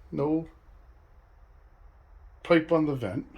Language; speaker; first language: English; native; English